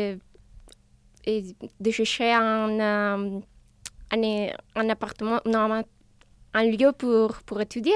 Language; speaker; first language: French; non-native, learner; Spanish